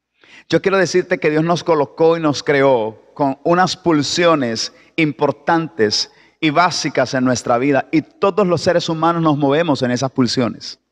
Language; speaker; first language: Spanish; native; Spanish